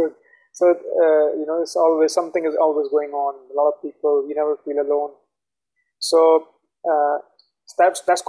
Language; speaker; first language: English; non-native, local second language; Hindi